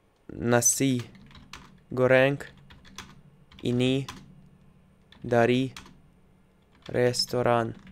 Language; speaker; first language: Indonesian; non-native, learner; Russian